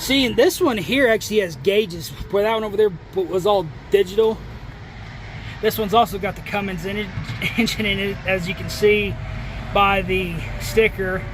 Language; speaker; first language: English; native; English